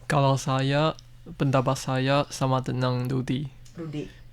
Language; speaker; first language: Indonesian; non-native, learner; Chinese